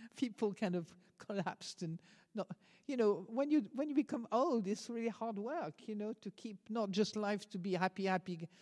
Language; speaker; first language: English; non-native, fluent; French